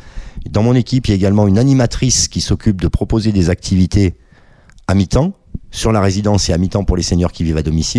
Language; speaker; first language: French; native; French